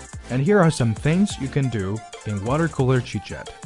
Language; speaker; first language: English; non-native, fluent; Chinese